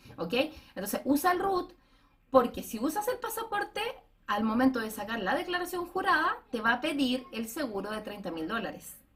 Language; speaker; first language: Spanish; native; Spanish